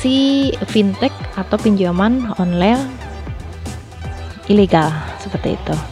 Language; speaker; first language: Indonesian; native; Indonesian